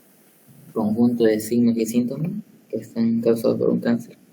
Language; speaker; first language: Spanish; native; Spanish